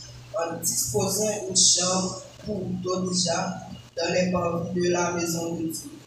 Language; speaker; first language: French; non-native, local second language; Haitian Creole